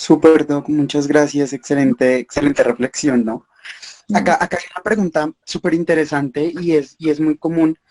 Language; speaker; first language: Spanish; native; Spanish